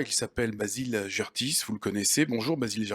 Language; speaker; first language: French; native; French